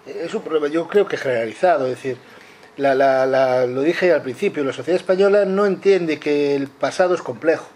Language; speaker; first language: Spanish; non-native, local second language; Galician